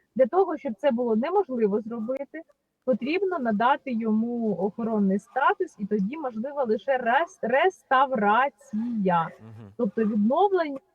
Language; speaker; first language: Ukrainian; native; Ukrainian